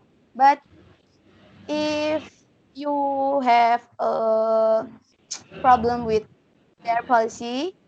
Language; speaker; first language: English; non-native, learner; Indonesian